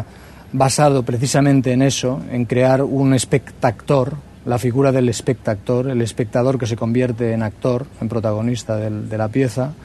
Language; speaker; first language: Spanish; native; Spanish